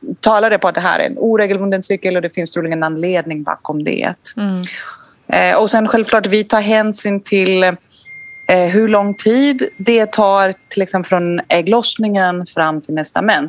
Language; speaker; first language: Swedish; non-native, fluent; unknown